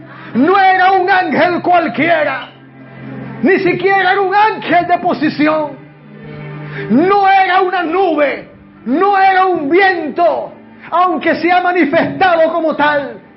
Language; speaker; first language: Spanish; native; Spanish